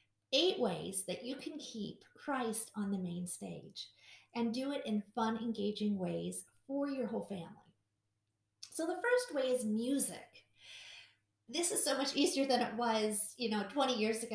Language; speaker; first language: English; native; English